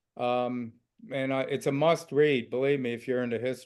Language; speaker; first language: English; native; English